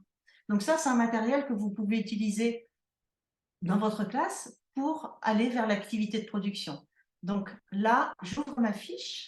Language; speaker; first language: French; native; French